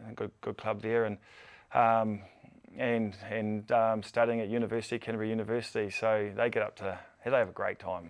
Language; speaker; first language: English; native; English